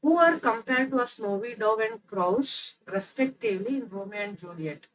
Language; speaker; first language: English; non-native, local second language; Kannada